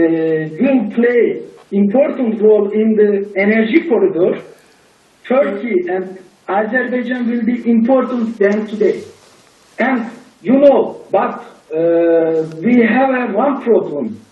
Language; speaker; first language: English; non-native, learner; Turkish